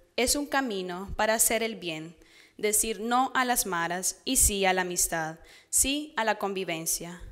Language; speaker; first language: Spanish; native; Spanish